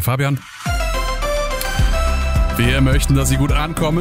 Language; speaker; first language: German; native; German